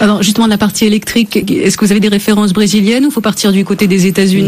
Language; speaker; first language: French; native; French